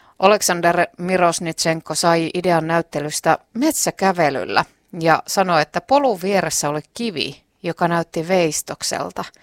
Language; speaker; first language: Finnish; native; Finnish